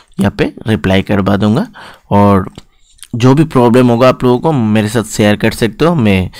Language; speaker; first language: Hindi; non-native, local second language; Bangla